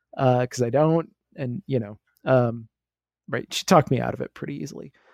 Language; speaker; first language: English; native; English